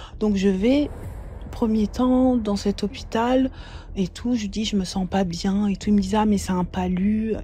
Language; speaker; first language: French; native; French